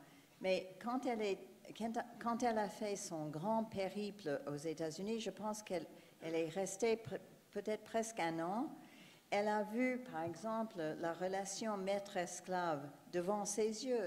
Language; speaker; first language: French; non-native, fluent; English